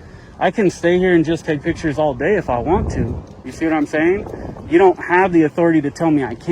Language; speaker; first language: English; native; English